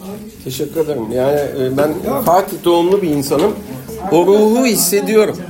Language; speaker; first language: Turkish; native; Turkish